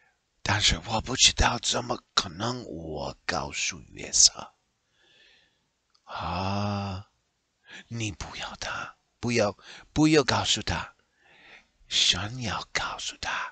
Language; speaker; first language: Chinese; non-native, learner; English